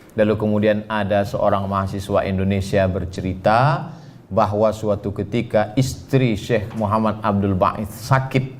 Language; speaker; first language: Indonesian; native; Indonesian